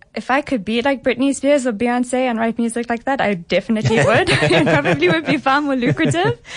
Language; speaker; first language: English; native; English